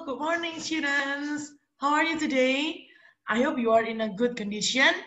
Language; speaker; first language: English; non-native, fluent; Indonesian